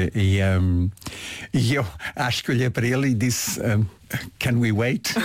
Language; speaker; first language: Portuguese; early bilingual, heritage; Portuguese